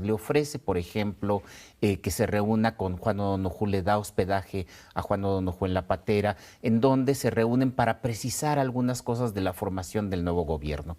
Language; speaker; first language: Spanish; native; Spanish